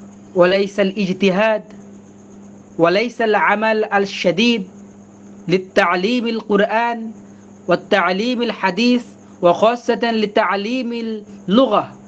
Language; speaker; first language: Arabic; non-native, fluent; Bangla